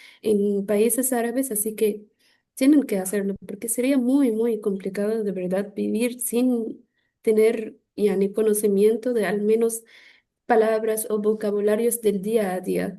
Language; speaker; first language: Spanish; non-native, fluent; Arabic